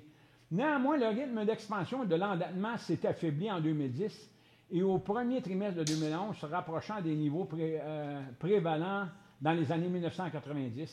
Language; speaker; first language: French; native; French